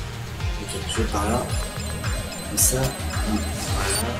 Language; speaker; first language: French; native; French